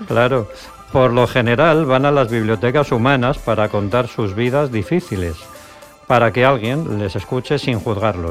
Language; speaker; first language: Spanish; native; Spanish